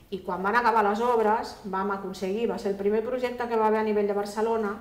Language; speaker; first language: Catalan; non-native, local second language; Spanish